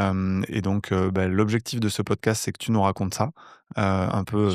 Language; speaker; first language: French; native; French